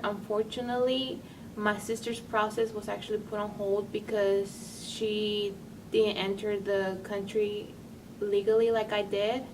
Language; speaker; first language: English; early bilingual, other home language; Spanish